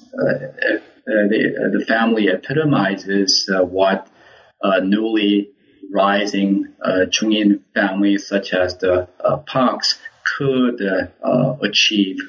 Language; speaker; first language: English; early bilingual, other home language; Korean